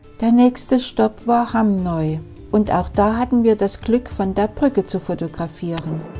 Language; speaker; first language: German; native; German